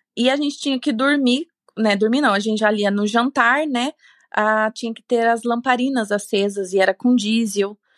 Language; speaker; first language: Portuguese; native; Portuguese